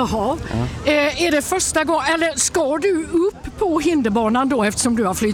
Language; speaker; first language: Swedish; native; Swedish